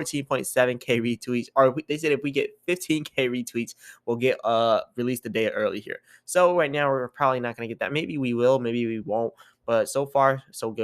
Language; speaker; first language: English; native; English